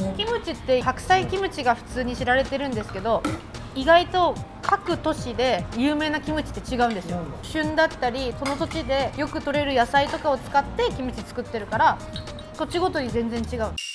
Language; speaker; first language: Japanese; native; Japanese